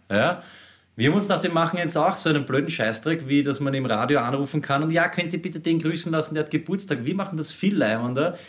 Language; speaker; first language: German; native; German